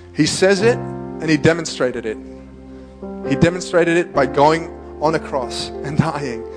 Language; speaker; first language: English; non-native, fluent; Dutch